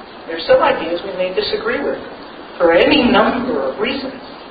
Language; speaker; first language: English; native; English